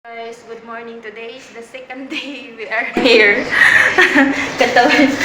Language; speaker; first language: English; non-native, local second language; Cebuano